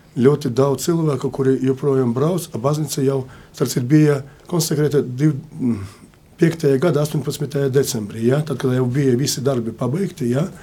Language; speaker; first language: Latvian; non-native, local second language; Russian